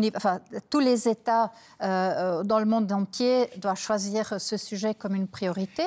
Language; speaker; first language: French; non-native, local second language; German